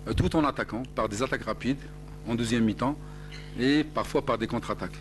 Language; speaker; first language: French; non-native, local second language; Arabic